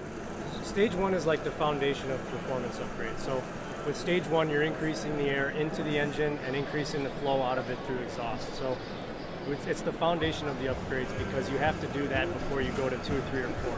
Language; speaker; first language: English; native; English